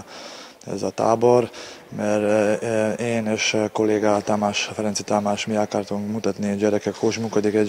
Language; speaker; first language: Hungarian; non-native, learner; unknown